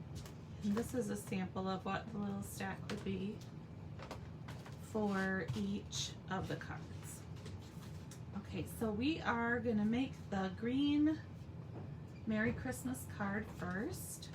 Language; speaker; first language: English; native; English